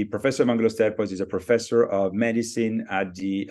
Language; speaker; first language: English; non-native, fluent; Italian